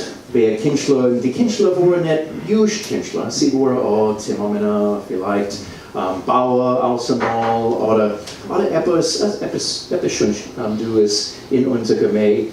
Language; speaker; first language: German; non-native, learner; English